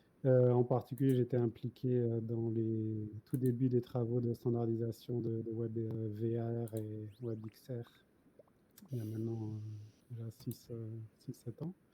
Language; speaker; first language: French; native; French